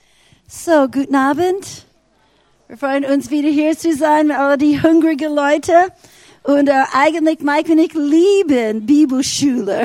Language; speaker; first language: German; non-native, fluent; English